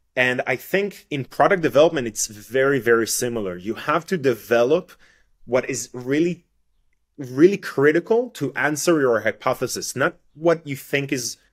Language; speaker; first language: English; non-native, fluent; Hebrew